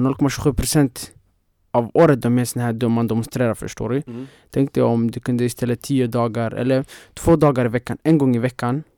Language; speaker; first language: Swedish; non-native, fluent; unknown